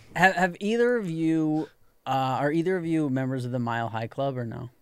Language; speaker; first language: English; native; English